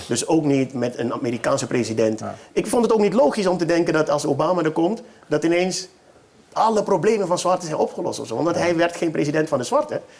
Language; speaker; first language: Dutch; native; Dutch